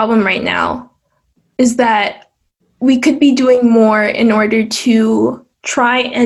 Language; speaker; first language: English; native; English